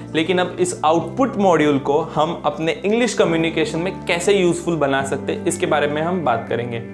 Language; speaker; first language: Hindi; non-native, local second language; Marathi